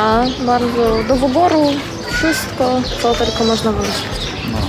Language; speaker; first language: Polish; non-native, learner; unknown